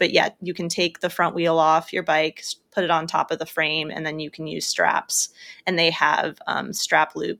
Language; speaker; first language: English; native; English